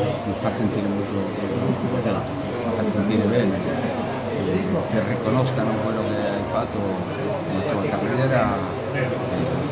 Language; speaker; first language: Italian; non-native, fluent; Spanish